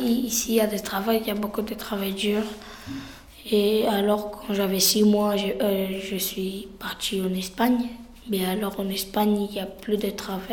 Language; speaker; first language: French; early bilingual, other home language; Romany